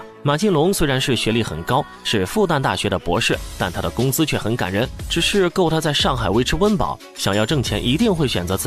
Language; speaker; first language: Chinese; native; Chinese